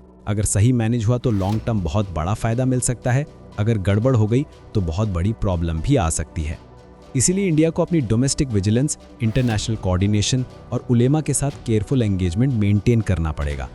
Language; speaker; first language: Hindi; native; Hindi